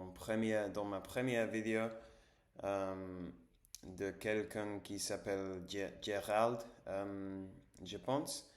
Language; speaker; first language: French; non-native, learner; English